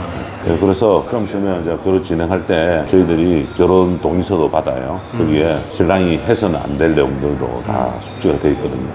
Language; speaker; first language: Korean; native; Korean